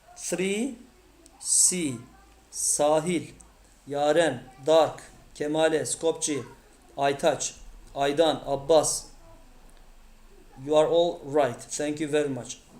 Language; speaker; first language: English; non-native, fluent; Turkish